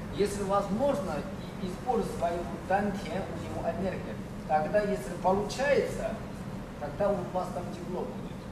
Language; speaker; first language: Russian; non-native, learner; Chinese